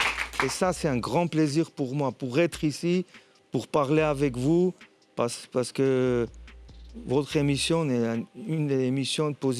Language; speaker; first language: French; non-native, fluent; Armenian